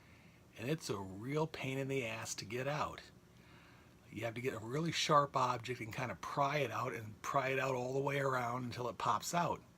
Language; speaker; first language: English; native; English